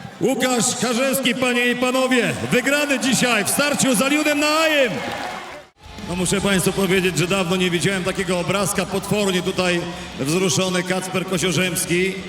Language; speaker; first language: Polish; native; Polish